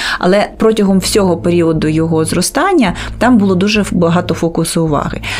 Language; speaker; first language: Ukrainian; native; Ukrainian